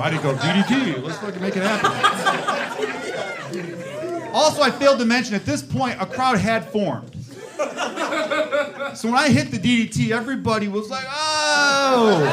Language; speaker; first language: English; native; English